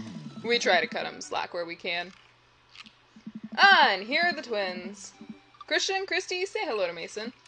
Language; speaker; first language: English; native; English